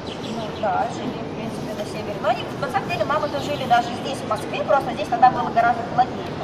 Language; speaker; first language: Russian; native; Russian